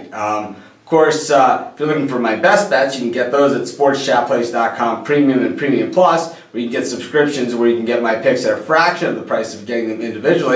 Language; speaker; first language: English; native; English